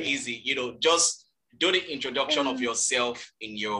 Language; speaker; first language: English; non-native, local second language; Yoruba